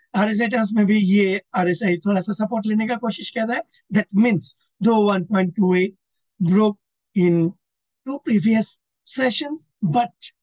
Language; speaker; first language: Hindi; non-native, local second language; Assamese